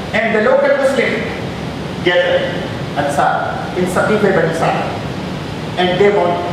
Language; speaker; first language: English; non-native, local second language; Urdu